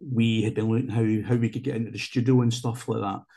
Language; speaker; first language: English; native; English